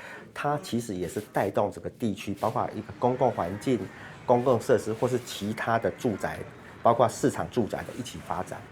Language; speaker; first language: Chinese; native; Chinese